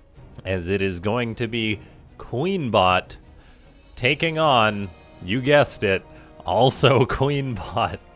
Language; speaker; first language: English; native; English